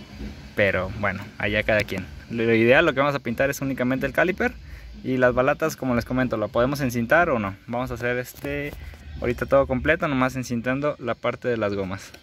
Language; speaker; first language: Spanish; native; Spanish